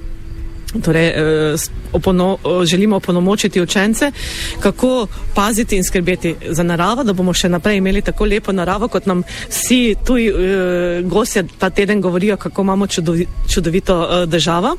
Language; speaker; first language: Slovenian; native; Slovenian